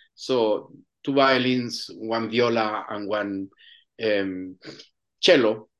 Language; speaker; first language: English; non-native, fluent; Spanish